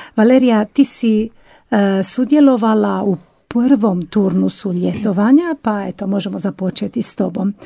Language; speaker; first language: Croatian; native; Croatian